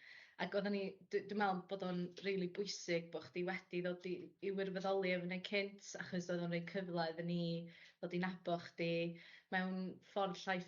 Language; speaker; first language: Welsh; native; Welsh